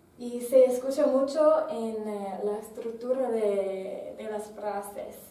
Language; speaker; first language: Spanish; non-native, fluent; English